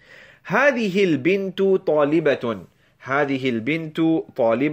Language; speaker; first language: Arabic; non-native, fluent; English